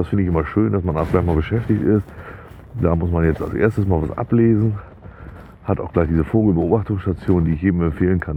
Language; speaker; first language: German; native; German